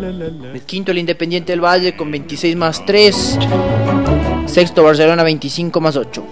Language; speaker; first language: Spanish; native; Spanish